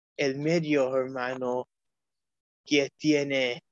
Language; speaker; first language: Spanish; non-native, learner; English